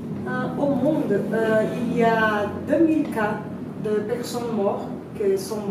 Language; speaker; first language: French; non-native, learner; Portuguese